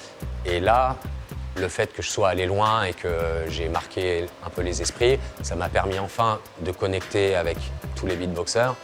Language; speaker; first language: French; native; French